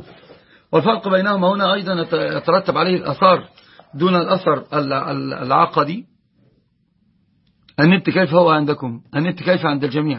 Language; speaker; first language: Arabic; native; Arabic